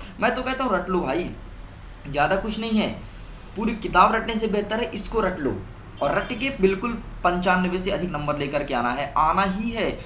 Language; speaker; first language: Hindi; native; Hindi